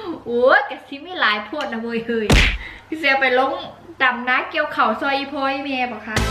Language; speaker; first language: Thai; native; Thai